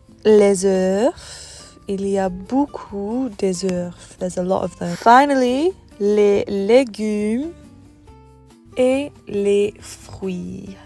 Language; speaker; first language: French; non-native, fluent; English